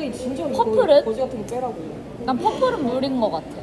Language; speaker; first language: Korean; native; Korean